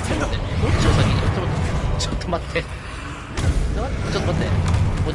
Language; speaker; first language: Japanese; native; Japanese